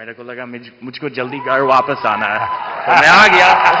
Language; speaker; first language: Hindi; non-native, fluent; English